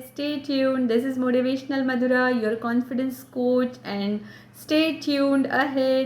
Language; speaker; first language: English; non-native, local second language; Marathi